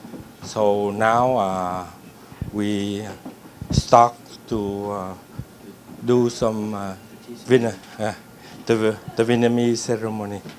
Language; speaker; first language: English; non-native, learner; Vietnamese